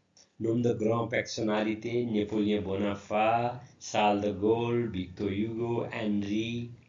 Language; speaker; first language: French; non-native, learner; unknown